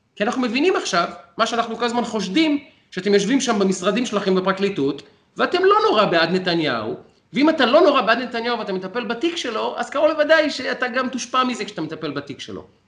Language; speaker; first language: Hebrew; native; Hebrew